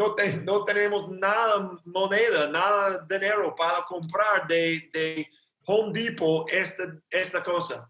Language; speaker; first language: Spanish; non-native, learner; English